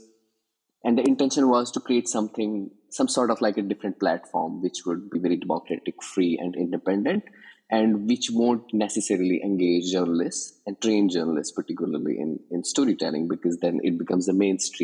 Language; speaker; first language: English; non-native, local second language; Kashmiri